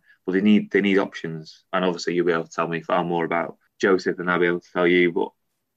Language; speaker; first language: English; native; English